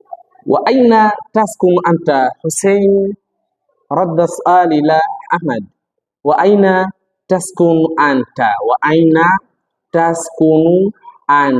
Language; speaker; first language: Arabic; non-native, fluent; Swahili